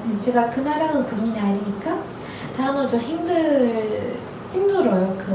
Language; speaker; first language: Korean; non-native, learner; Turkish